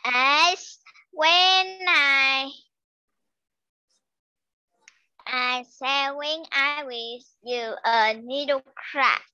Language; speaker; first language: English; non-native, learner; Vietnamese